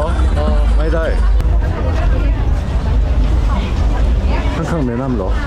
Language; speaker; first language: Thai; non-native, learner; Korean